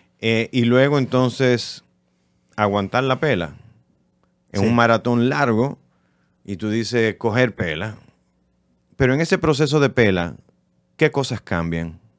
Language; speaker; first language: Spanish; native; Spanish